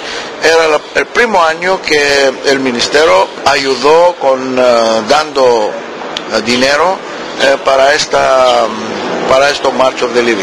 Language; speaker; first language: Spanish; early bilingual, heritage; Ladino